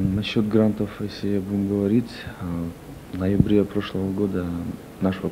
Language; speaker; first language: Russian; non-native, local second language; Kyrgyz